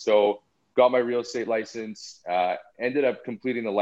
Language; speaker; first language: English; native; English